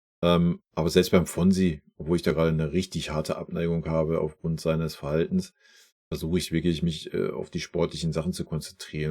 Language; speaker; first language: German; native; German